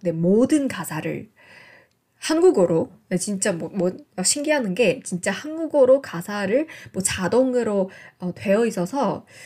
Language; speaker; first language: Korean; non-native, fluent; English